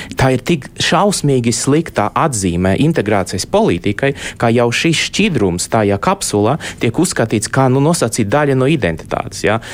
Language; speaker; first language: Latvian; non-native, local second language; Russian